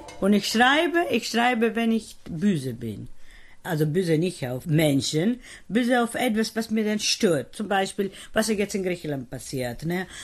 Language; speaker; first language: German; non-native, fluent; Greek